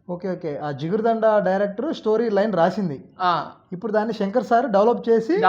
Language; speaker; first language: Telugu; native; Telugu